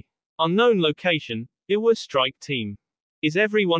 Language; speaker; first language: English; native; English